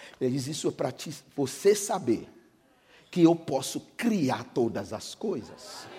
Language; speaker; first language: Portuguese; non-native, fluent; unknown